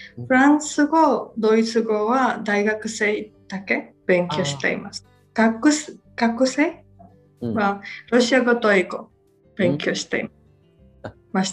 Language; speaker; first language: Japanese; non-native, learner; Georgian